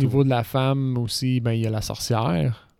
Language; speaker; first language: French; native; French